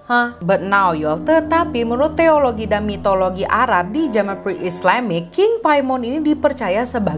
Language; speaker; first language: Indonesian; native; Indonesian